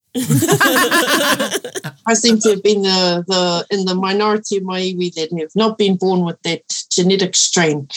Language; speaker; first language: English; early bilingual, other home language; Māori